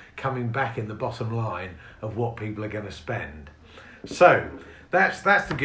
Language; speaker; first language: English; native; English